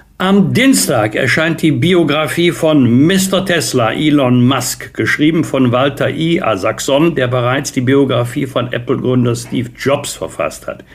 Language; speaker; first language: German; native; German